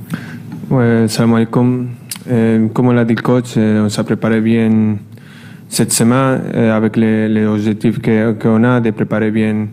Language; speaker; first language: French; non-native, fluent; Spanish